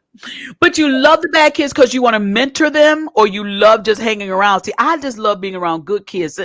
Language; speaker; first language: English; native; English